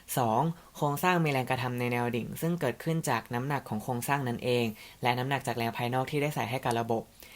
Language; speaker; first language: Thai; native; Thai